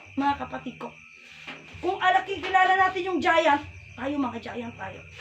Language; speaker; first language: Filipino; non-native, local second language; Iloko